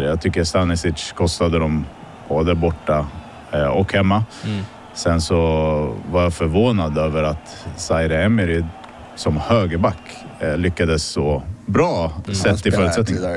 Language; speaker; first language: Swedish; native; Swedish